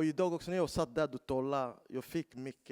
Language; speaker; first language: Swedish; non-native, learner; Lingala